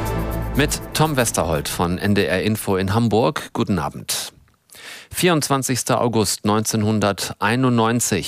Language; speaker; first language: German; native; German